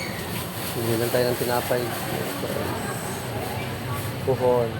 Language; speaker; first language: Filipino; non-native, local second language; Cebuano